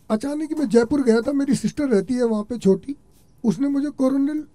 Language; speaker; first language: Hindi; native; Hindi